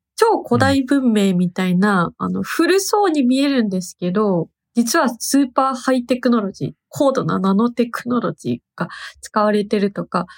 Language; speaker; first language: Japanese; native; Japanese